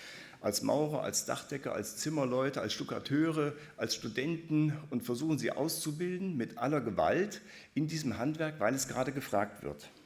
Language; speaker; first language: German; native; German